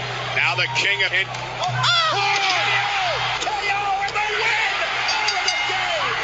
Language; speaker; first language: English; native; English